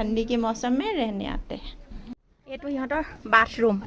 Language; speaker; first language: Hindi; non-native, local second language; Assamese